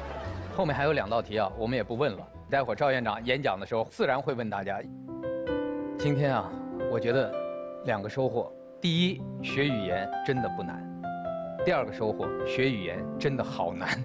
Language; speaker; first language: Chinese; native; Chinese